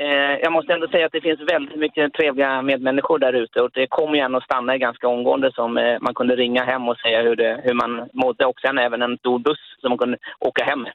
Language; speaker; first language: Swedish; native; Swedish